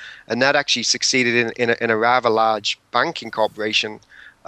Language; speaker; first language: English; native; English